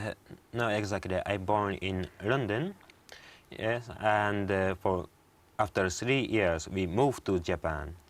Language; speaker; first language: English; non-native, learner; Japanese